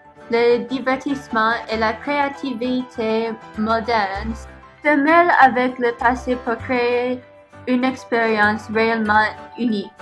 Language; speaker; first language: French; non-native, learner; English